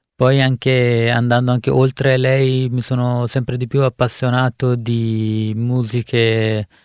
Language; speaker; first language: Italian; early bilingual, other home language; Punjabi